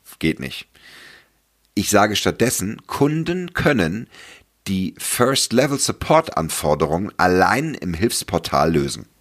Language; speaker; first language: German; native; German